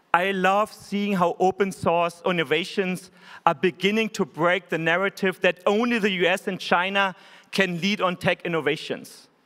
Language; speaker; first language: English; non-native, fluent; German